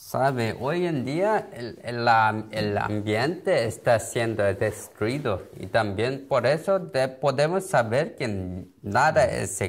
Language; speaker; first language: Spanish; non-native, learner; Korean